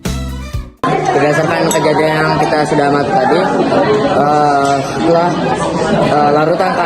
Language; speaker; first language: Indonesian; native; Indonesian